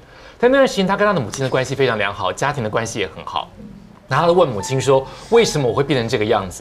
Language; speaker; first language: Chinese; native; Chinese